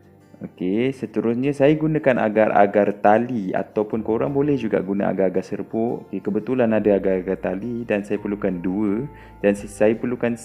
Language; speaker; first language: Malay; native; Malay